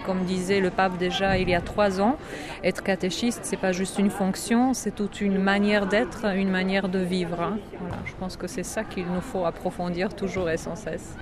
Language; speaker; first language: French; non-native, fluent; Polish